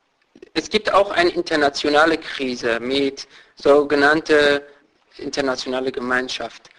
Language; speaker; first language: German; non-native, fluent; Persian